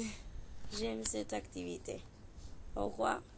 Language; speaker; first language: French; non-native, learner; Spanish